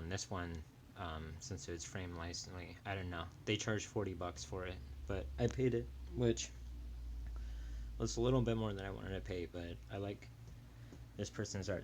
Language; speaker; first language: English; native; English